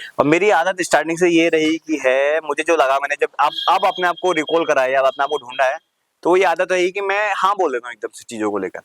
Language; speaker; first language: Hindi; native; Hindi